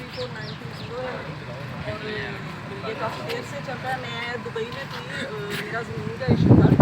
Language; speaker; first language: Urdu; non-native, local second language; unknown